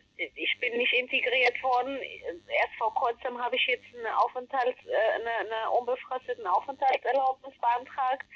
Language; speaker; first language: German; non-native, fluent; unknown